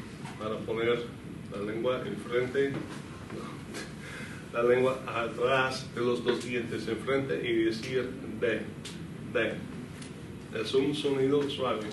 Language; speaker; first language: Spanish; non-native, fluent; English